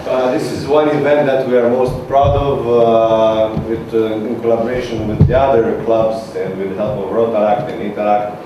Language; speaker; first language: English; non-native, learner; Romanian